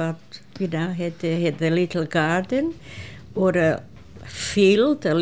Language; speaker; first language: English; non-native, fluent; Croatian